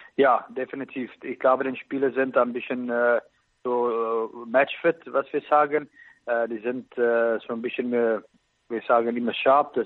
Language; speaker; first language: German; non-native, fluent; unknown